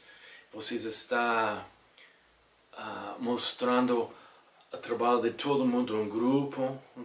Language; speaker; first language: Portuguese; non-native, fluent; English